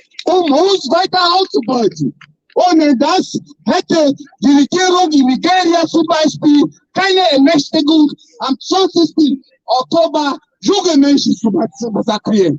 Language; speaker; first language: German; non-native, fluent; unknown